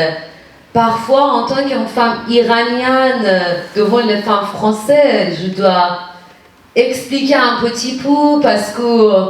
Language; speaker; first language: French; non-native, fluent; Persian